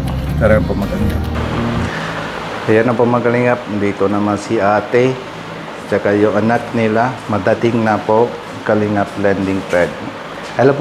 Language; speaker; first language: Filipino; non-native, learner; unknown